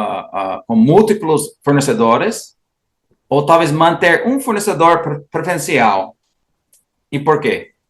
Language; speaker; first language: Portuguese; non-native, fluent; English